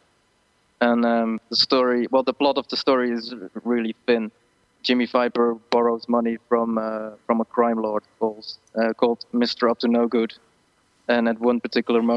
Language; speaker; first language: English; non-native, fluent; Dutch